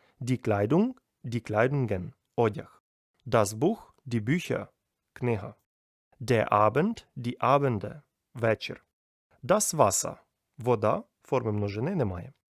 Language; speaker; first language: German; non-native, fluent; Ukrainian